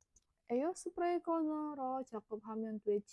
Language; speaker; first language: Korean; non-native, fluent; Indonesian